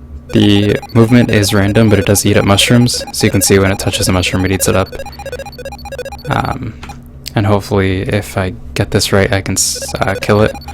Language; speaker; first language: English; native; English